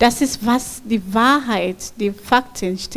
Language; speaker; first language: German; non-native, fluent; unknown